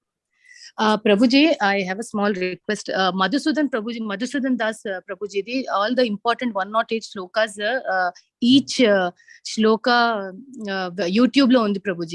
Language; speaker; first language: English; non-native, local second language; Telugu